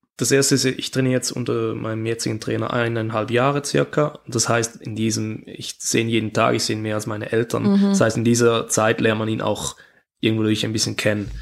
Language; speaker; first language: German; native; German